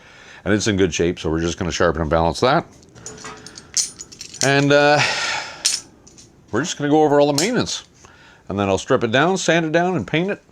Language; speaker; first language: English; native; English